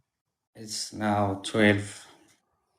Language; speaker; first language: English; non-native, learner; Amharic